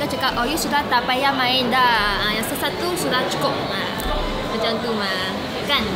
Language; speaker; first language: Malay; non-native, local second language; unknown